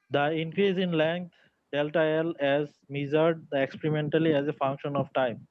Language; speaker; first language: English; non-native, local second language; Bangla